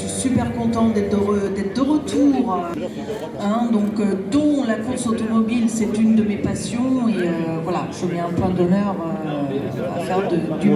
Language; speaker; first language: French; native; French